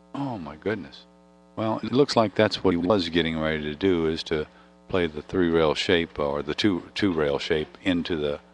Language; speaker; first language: English; native; English